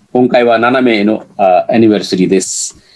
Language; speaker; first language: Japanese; non-native, fluent; Hindi